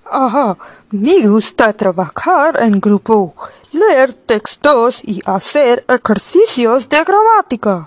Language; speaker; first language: Spanish; non-native, learner; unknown